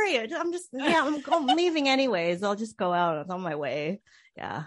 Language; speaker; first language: English; native; English